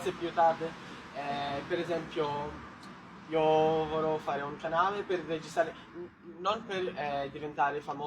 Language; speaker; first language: Italian; non-native, learner; Portuguese